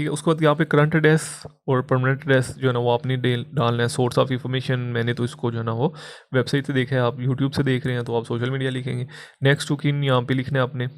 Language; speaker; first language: Urdu; non-native, local second language; Punjabi